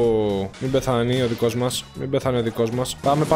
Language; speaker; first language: Greek; native; Greek